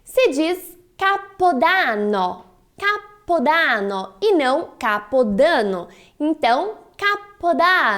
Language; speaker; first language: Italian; non-native, fluent; Portuguese